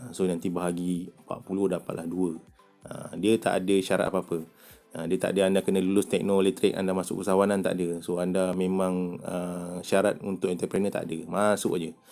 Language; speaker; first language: Malay; native; Malay